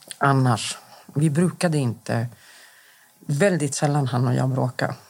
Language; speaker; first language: Swedish; native; Swedish